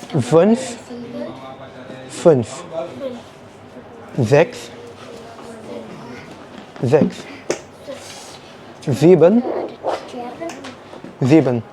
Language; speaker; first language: German; non-native, learner; Indonesian